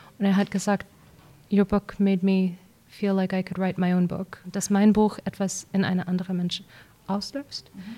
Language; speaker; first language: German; early bilingual, heritage; English